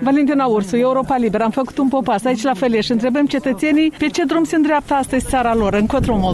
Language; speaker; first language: Romanian; native; Romanian